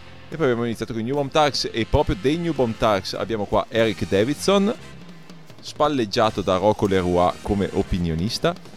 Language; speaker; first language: Italian; native; Italian